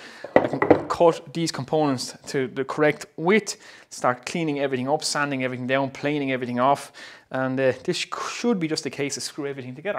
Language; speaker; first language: English; native; English